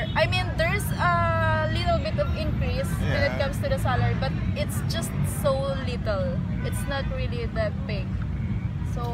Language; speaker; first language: English; non-native, local second language; Filipino